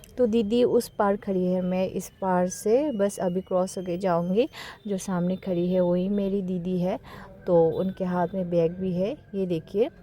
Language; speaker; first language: Hindi; non-native, local second language; Kok Borok